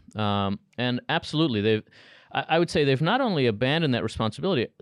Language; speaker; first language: English; native; English